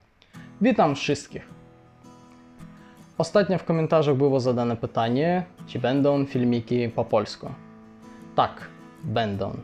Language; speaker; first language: Polish; non-native, fluent; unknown